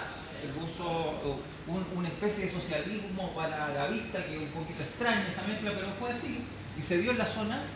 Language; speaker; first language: Spanish; native; Spanish